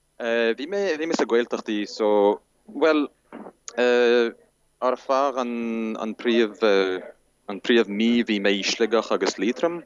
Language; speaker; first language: Irish; non-native, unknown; Arabic